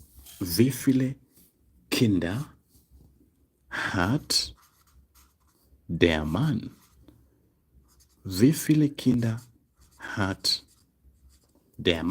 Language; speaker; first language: German; non-native, fluent; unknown